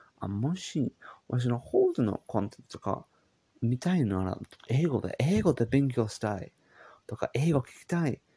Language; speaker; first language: Japanese; non-native, learner; English